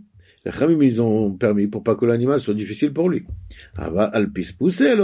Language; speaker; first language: French; native; French